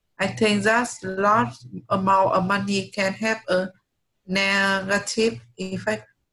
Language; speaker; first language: English; non-native, learner; Vietnamese